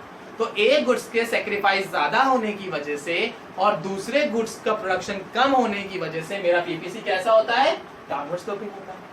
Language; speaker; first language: Hindi; native; Hindi